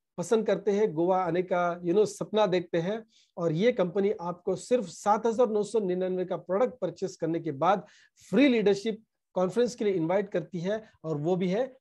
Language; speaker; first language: Hindi; non-native, local second language; Marathi